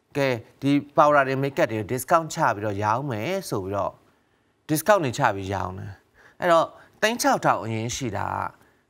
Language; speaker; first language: Burmese; native; Burmese